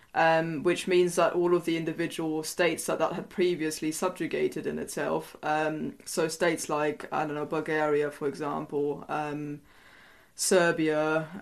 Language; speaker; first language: English; non-native, fluent; German